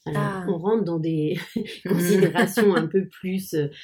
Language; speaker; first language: French; native; French